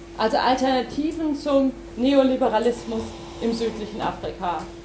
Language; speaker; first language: German; native; German